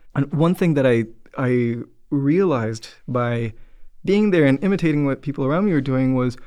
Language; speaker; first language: English; native; English